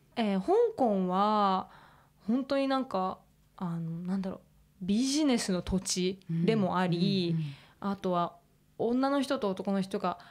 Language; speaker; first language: Japanese; native; Japanese